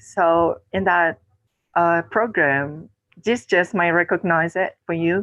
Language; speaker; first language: English; non-native, learner; Indonesian